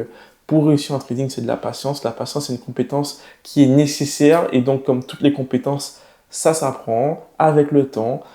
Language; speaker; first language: French; native; French